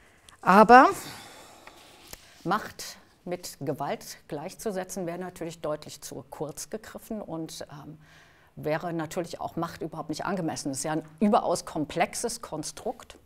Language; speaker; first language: German; native; German